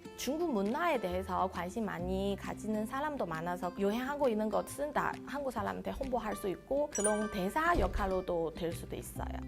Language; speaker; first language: Korean; non-native, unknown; Chinese